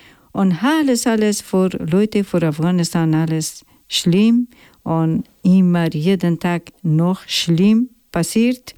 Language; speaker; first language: German; non-native, learner; Persian